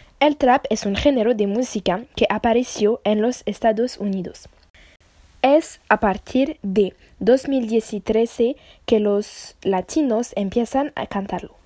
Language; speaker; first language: Spanish; non-native, learner; French